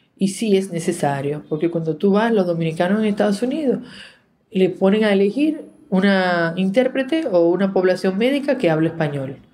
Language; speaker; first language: Spanish; native; Spanish